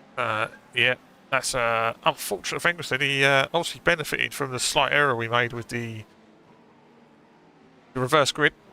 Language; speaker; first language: English; native; English